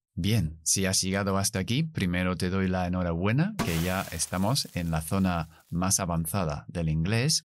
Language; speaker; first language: Spanish; non-native, fluent; English